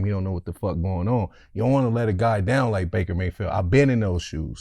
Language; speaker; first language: English; native; English